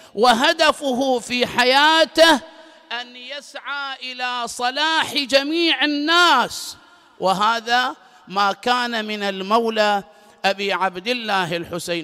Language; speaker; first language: Arabic; native; Arabic